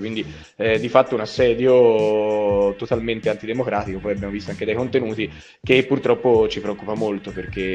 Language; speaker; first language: Italian; native; Italian